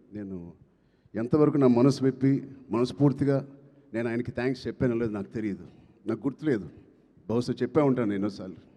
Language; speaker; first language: Telugu; native; Telugu